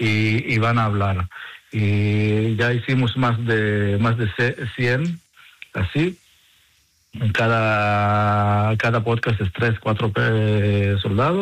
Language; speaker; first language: Spanish; non-native, fluent; Hebrew